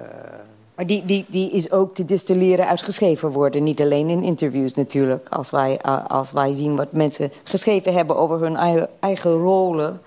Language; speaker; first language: Dutch; non-native, fluent; English